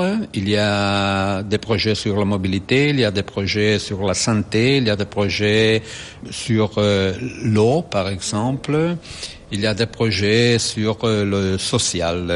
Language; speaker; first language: French; non-native, fluent; Italian